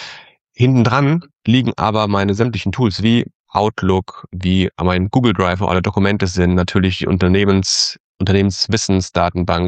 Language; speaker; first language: German; native; German